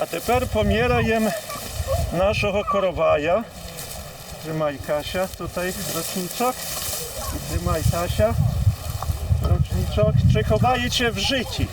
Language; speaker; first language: Polish; non-native, local second language; Belarusian